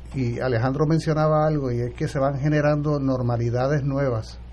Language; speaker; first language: Spanish; native; Spanish